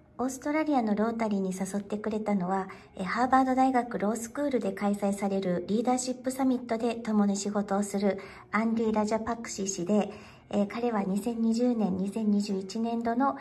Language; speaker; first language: Japanese; non-native, fluent; English